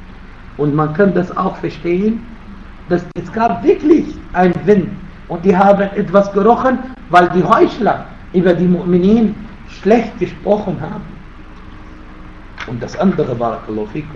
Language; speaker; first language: German; non-native, fluent; Arabic